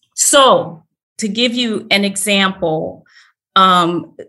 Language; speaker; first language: English; native; English